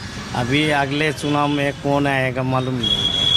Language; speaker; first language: Hindi; non-native, local second language; Bangla